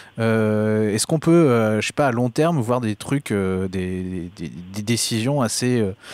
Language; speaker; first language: French; native; French